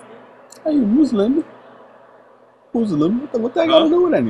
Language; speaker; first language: English; native; English